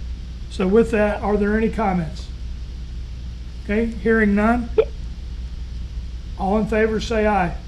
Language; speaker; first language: English; native; English